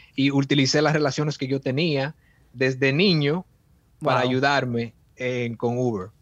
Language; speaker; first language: Spanish; early bilingual, heritage; Spanish